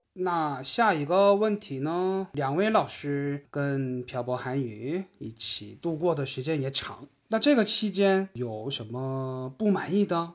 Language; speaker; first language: Chinese; non-native, fluent; Korean